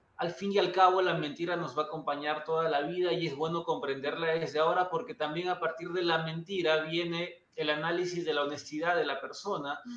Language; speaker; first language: Spanish; native; Spanish